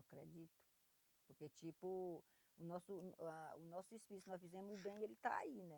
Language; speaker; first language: Portuguese; non-native, local second language; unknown